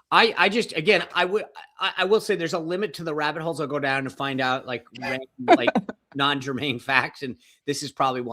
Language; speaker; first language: English; native; English